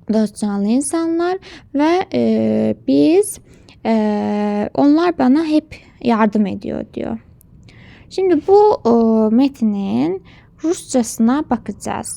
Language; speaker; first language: Turkish; non-native, local second language; Azerbaijani